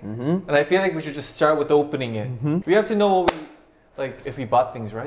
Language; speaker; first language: English; early bilingual, other home language; Korean